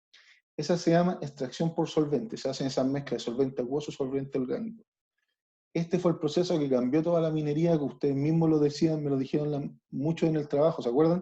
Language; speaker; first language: Spanish; native; Spanish